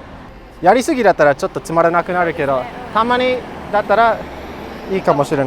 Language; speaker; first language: Japanese; non-native, fluent; English